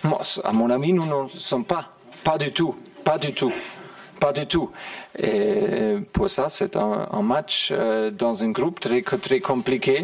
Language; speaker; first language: French; non-native, fluent; German